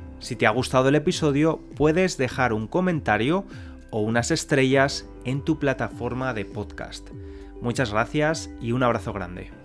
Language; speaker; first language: Spanish; native; Spanish